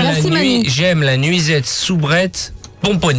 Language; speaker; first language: French; native; French